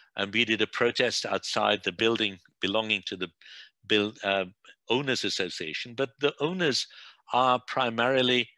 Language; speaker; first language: English; non-native, local second language; Bangla